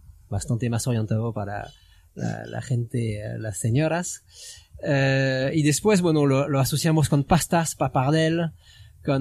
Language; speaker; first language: Spanish; non-native, fluent; French